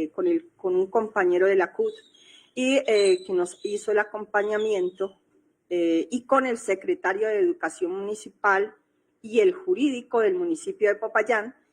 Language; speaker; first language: Spanish; native; Spanish